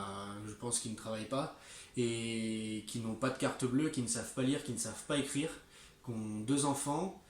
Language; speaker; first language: French; native; French